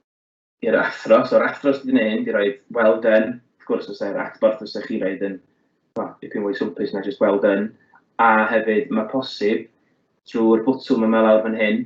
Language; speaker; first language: Welsh; native; Welsh